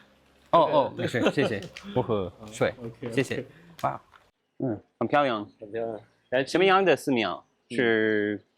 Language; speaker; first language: Chinese; non-native, learner; English